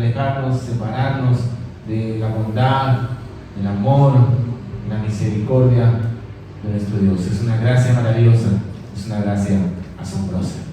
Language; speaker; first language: Spanish; native; Spanish